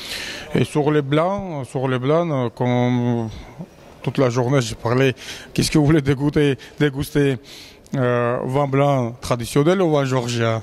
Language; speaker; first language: French; non-native, learner; Georgian